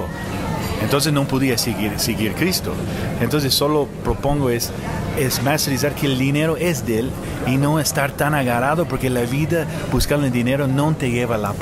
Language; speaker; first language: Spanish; non-native, fluent; English